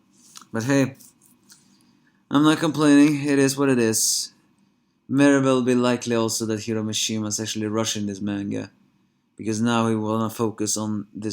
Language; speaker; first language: English; non-native, fluent; Swedish